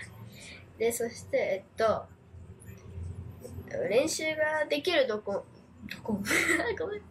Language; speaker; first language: Japanese; early bilingual, heritage; Japanese